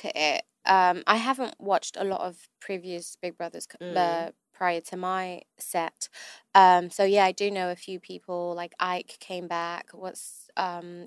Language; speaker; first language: English; native; English